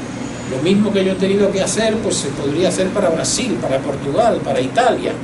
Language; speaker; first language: Spanish; native; Spanish